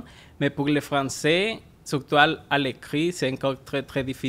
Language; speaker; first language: French; non-native, fluent; Spanish